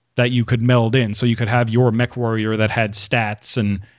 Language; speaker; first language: English; native; English